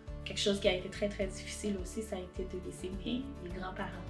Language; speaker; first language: French; non-native, local second language; Haitian Creole